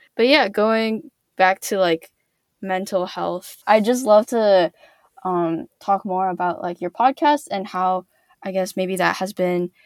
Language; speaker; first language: English; native; English